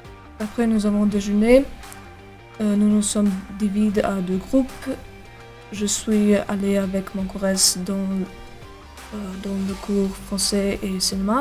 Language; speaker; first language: French; non-native, learner; German